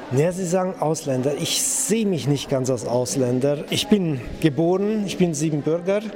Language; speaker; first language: German; native; German